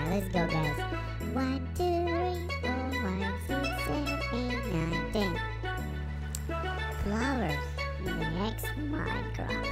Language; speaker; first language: English; non-native, learner; Russian